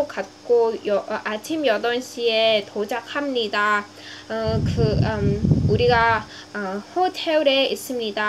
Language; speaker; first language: Korean; non-native, learner; Vietnamese